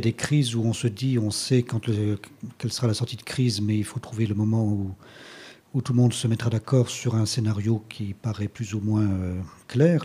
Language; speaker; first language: French; native; French